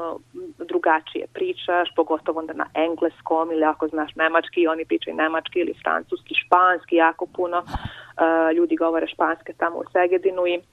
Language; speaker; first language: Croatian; non-native, local second language; Hungarian